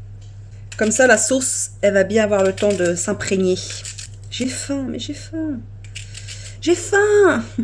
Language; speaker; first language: French; native; French